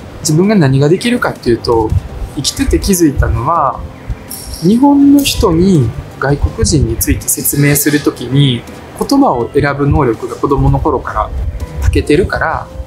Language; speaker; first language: Japanese; early bilingual, other home language; Russian